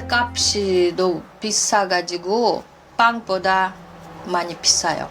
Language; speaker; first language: Korean; non-native, fluent; Russian